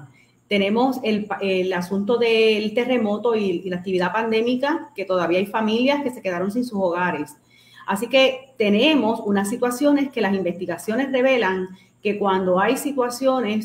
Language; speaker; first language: Spanish; native; Spanish